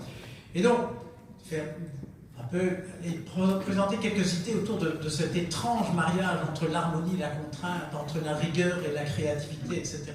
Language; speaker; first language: French; native; French